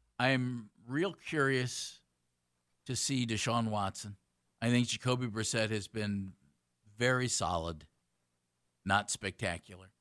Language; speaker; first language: English; native; English